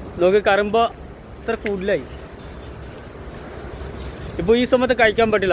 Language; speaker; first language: Malayalam; non-native, local second language; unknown